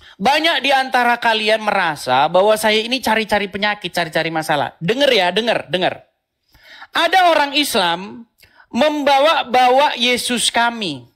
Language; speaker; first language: Indonesian; native; Indonesian